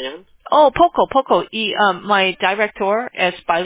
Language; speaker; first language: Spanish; non-native, learner; English